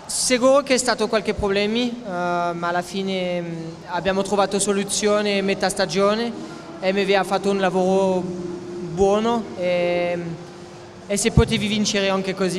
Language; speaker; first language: Italian; non-native, fluent; French